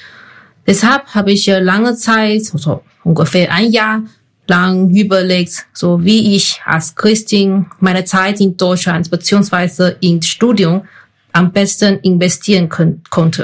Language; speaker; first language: German; non-native, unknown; Chinese